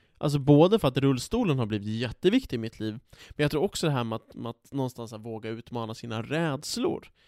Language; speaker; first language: Swedish; native; Swedish